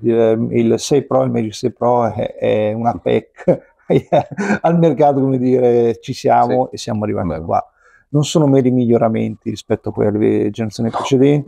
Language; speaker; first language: Italian; native; Italian